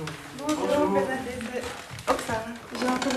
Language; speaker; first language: French; non-native, learner; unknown